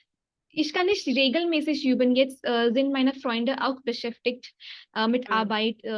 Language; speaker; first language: German; non-native, fluent; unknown